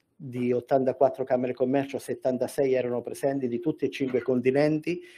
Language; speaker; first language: Italian; native; Italian